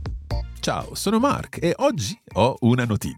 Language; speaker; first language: Italian; non-native, fluent; English